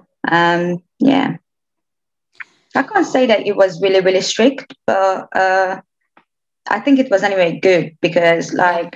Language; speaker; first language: English; non-native, fluent; Romanian